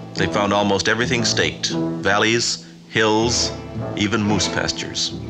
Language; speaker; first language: English; native; English